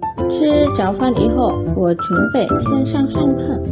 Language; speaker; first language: Chinese; non-native, learner; Indonesian